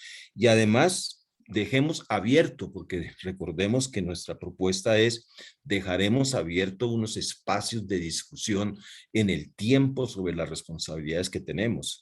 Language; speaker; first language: Spanish; native; Spanish